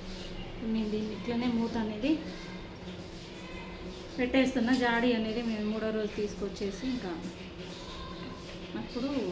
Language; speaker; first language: Telugu; native; Telugu